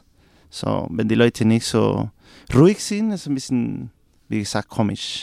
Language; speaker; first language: German; non-native, learner; Spanish